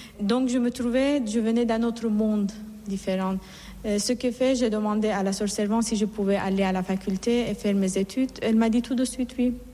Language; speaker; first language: French; non-native, fluent; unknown